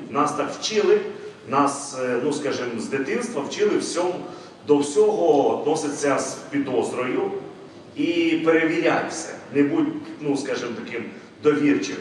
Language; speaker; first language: Ukrainian; non-native, local second language; Russian